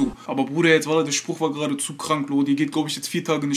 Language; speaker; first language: German; native; German